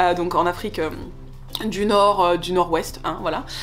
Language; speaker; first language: French; native; French